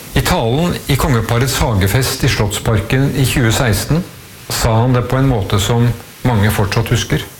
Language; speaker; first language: Norwegian; native; Norwegian